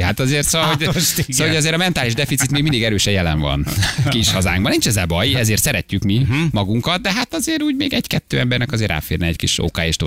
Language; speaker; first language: Hungarian; native; Hungarian